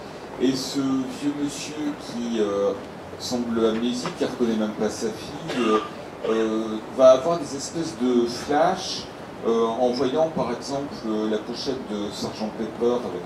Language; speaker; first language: French; native; French